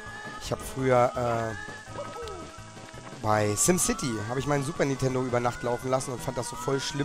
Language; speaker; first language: German; native; German